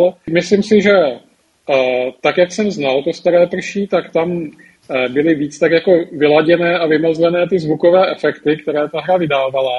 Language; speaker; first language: Czech; native; Czech